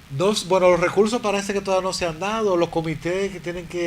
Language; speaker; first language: Spanish; native; Spanish